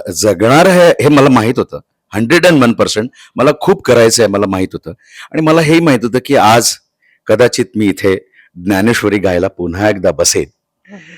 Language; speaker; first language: Marathi; native; Marathi